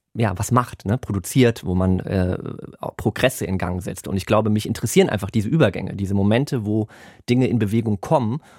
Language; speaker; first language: German; native; German